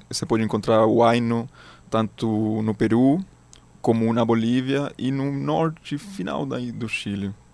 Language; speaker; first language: Portuguese; non-native, fluent; Spanish